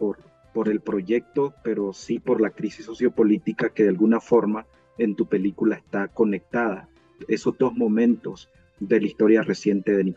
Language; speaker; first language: Spanish; native; Spanish